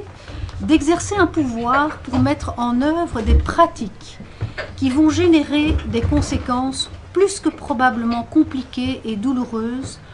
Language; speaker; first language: French; native; French